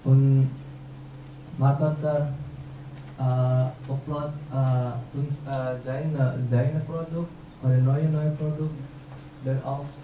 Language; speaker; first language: German; non-native, learner; Indonesian